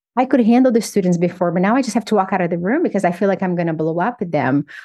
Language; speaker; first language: English; non-native, fluent; Portuguese